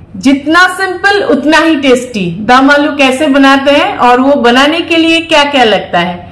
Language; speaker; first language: Hindi; native; Hindi